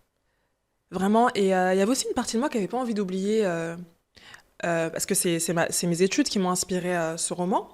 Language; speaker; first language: French; early bilingual, other home language; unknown